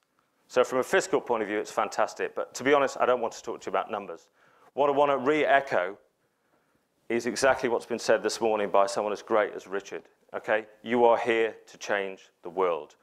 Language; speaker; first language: English; native; English